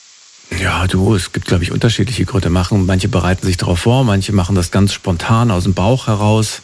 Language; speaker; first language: German; native; German